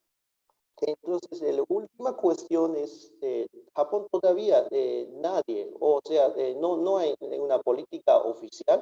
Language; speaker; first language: Spanish; non-native, fluent; Japanese